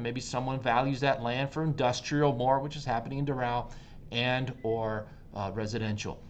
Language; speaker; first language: English; native; English